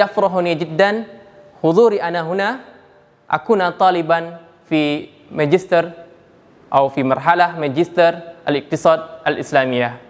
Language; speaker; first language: Arabic; non-native, learner; Indonesian